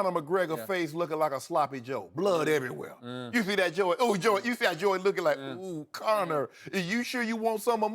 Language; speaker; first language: English; native; English